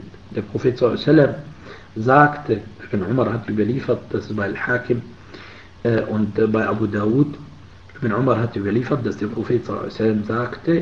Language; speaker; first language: German; non-native, fluent; Arabic